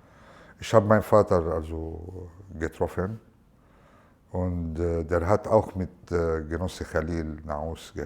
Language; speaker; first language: German; non-native, fluent; Arabic